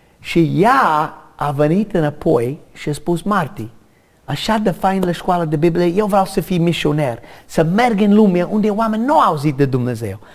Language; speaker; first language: Romanian; non-native, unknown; English